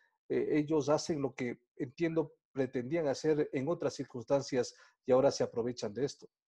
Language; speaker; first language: Spanish; native; Spanish